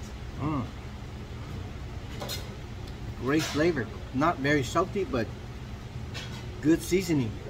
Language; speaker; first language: English; non-native, fluent; Vietnamese